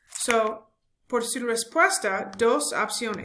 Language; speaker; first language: Spanish; non-native, learner; English